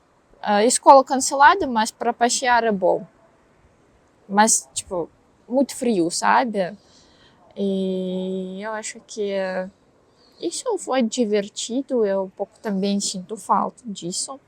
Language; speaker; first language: Portuguese; non-native, learner; Russian